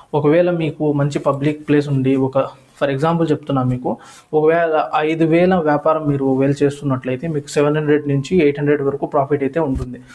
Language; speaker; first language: Telugu; non-native, local second language; Urdu